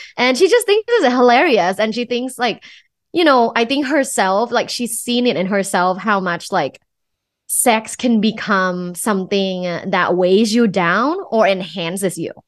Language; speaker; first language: English; non-native, fluent; Thai